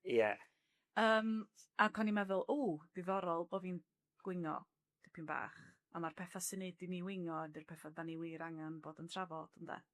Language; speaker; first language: Welsh; native; Welsh